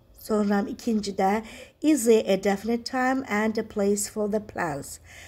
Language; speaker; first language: English; non-native, fluent; Azerbaijani